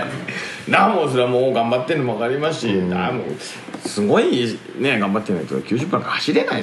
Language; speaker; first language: Japanese; native; Japanese